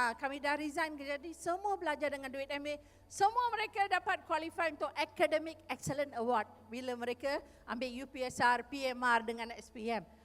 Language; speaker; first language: Malay; non-native, local second language; Tamil